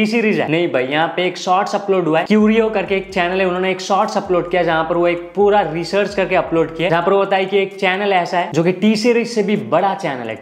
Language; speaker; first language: Hindi; non-native, local second language; Assamese